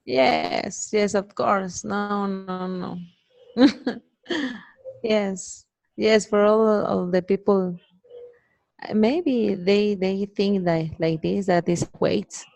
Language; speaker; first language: English; non-native, learner; Spanish